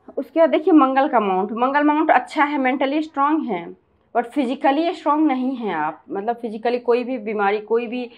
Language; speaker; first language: Hindi; native; Hindi